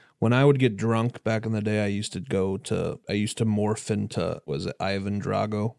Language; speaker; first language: English; native; English